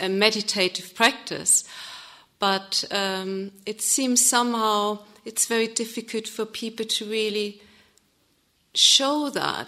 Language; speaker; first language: English; non-native, fluent; German